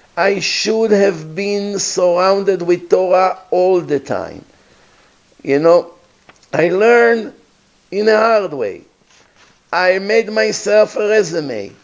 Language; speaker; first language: English; non-native, fluent; Hebrew